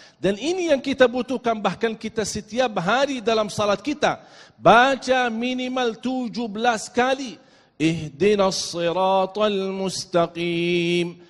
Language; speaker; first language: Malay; non-native, fluent; Arabic